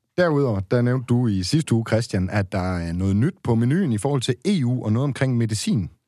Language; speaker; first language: Danish; native; Danish